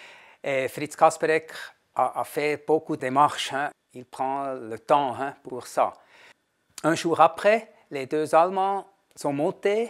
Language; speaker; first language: French; non-native, fluent; German